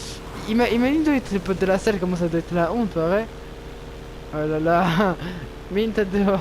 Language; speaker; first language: French; native; French